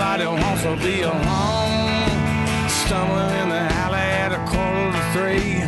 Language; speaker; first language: English; native; English